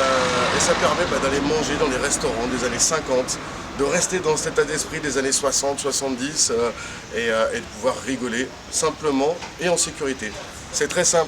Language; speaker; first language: French; native; French